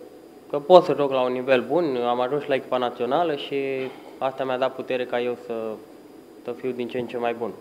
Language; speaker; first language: Romanian; early bilingual, heritage; Romanian